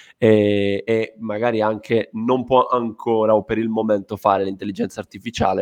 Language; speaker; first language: Italian; native; Italian